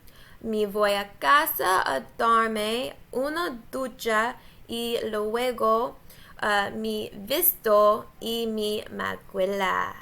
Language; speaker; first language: Spanish; non-native, learner; English